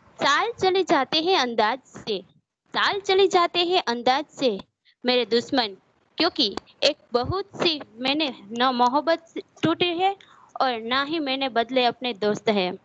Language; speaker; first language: Hindi; non-native, local second language; Gujarati